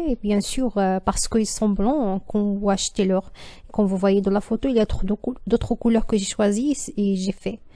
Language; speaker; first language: French; non-native, learner; Arabic